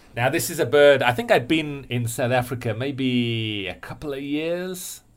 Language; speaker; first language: English; native; English